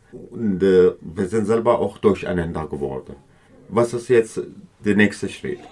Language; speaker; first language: German; non-native, learner; Kurdish